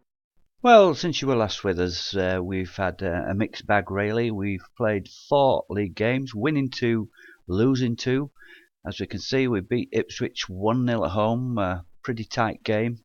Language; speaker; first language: English; native; English